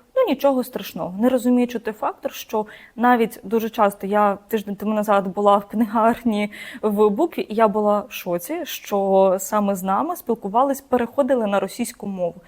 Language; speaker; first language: Ukrainian; non-native, local second language; Russian